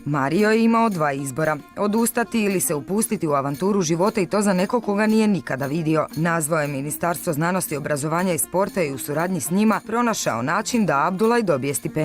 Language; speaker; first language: Croatian; native; Croatian